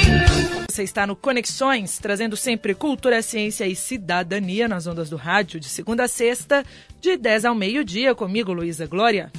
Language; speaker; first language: Portuguese; native; Portuguese